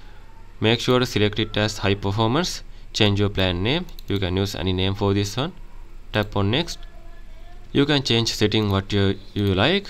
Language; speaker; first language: English; non-native, fluent; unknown